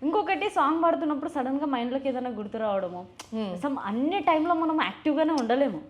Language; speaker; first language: Telugu; native; Telugu